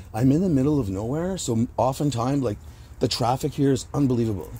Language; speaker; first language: English; native; English